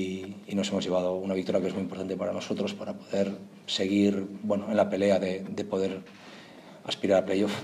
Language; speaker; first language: Spanish; native; Spanish